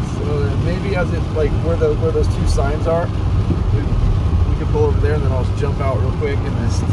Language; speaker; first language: English; native; English